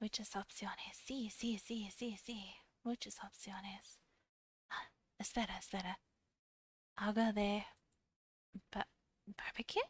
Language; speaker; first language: Spanish; non-native, fluent; English